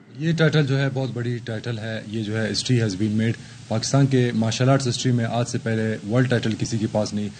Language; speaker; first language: Urdu; non-native, local second language; Baluchi